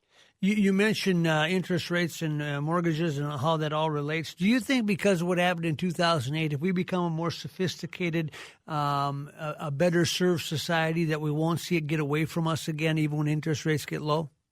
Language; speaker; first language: English; native; English